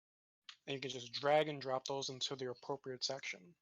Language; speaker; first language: English; native; English